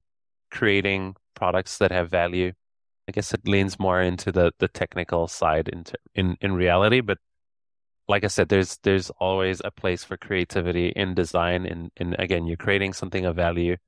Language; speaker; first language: English; native; English